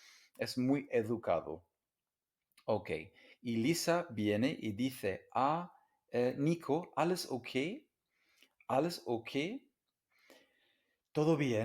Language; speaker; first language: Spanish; non-native, fluent; English